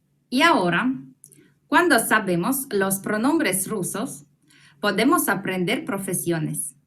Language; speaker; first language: Spanish; non-native, fluent; Russian